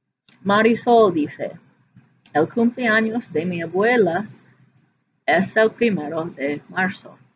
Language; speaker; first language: Spanish; non-native, fluent; English